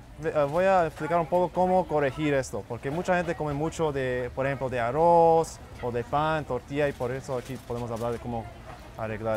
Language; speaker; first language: Spanish; early bilingual, heritage; Spanish